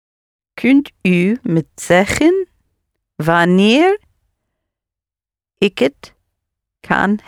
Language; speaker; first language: Dutch; non-native, learner; English